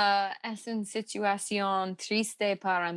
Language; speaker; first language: Spanish; non-native, learner; English